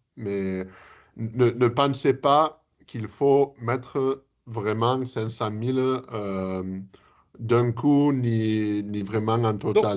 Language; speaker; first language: French; early bilingual, heritage; English